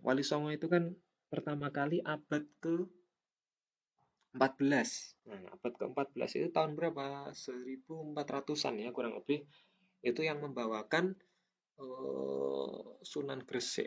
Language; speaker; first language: Indonesian; native; Indonesian